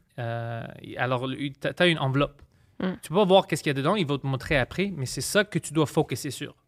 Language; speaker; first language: French; early bilingual, other home language; Greek